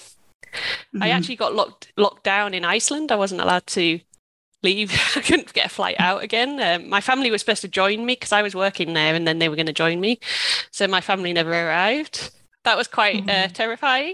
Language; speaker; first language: English; native; English